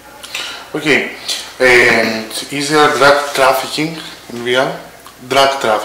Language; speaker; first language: English; non-native, learner; Greek